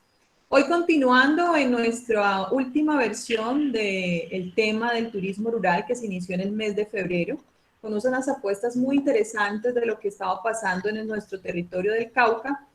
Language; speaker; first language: Spanish; native; Spanish